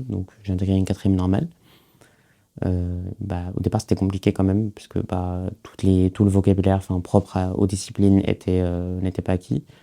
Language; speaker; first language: French; early bilingual, other home language; Arabic